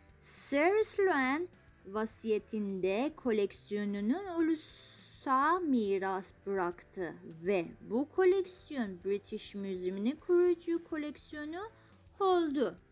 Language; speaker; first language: Turkish; non-native, fluent; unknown